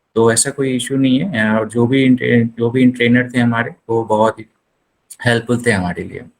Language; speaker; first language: Hindi; native; Hindi